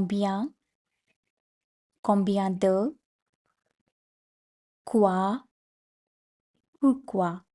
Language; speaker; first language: French; non-native, fluent; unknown